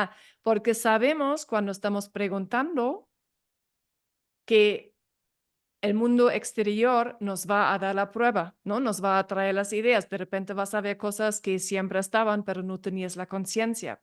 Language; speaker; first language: Spanish; non-native, fluent; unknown